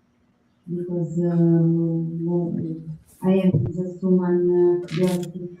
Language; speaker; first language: English; non-native, fluent; Italian